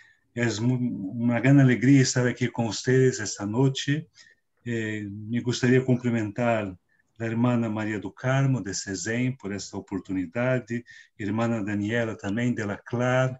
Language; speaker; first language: Spanish; non-native, fluent; Portuguese